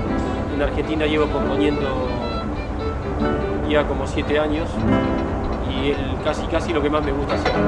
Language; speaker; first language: Spanish; native; Spanish